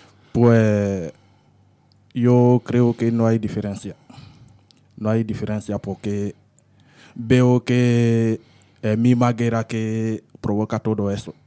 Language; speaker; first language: Spanish; non-native, learner; French